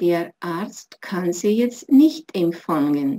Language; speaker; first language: German; non-native, fluent; Russian